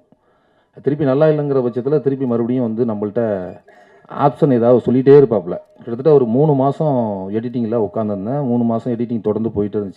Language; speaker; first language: Tamil; native; Tamil